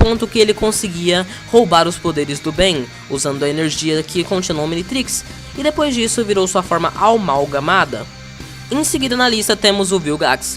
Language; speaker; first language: Portuguese; native; Portuguese